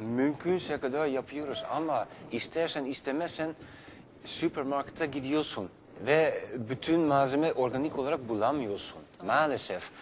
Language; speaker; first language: Turkish; non-native, fluent; Dutch